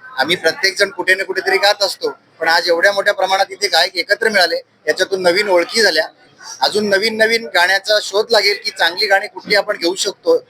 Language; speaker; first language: Marathi; native; Marathi